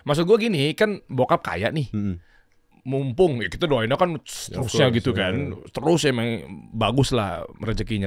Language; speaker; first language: Indonesian; native; Indonesian